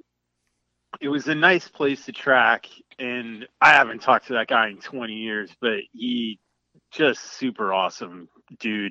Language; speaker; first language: English; native; English